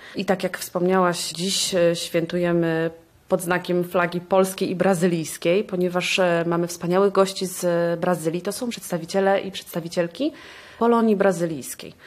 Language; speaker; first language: Polish; native; Polish